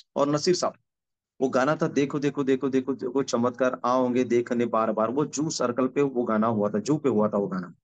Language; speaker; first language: Hindi; non-native, local second language; Marathi